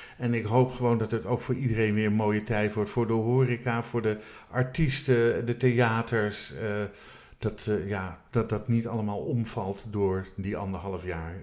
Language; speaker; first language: Dutch; native; Dutch